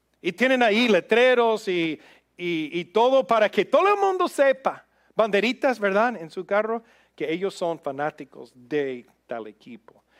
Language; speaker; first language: Spanish; non-native, fluent; English